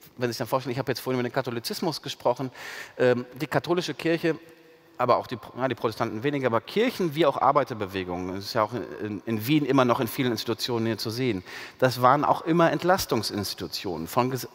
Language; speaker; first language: German; native; German